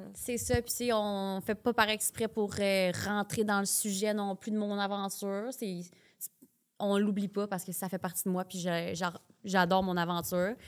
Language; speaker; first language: French; native; French